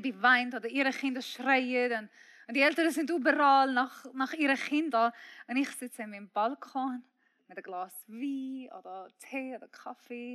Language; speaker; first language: German; non-native, fluent; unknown